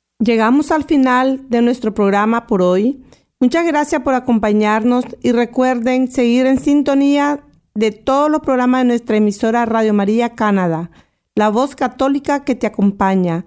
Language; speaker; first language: Spanish; native; Spanish